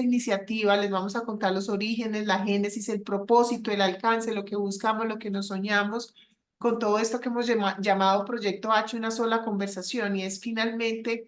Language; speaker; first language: Spanish; native; Spanish